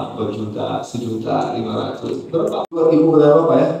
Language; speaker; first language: Indonesian; non-native, fluent; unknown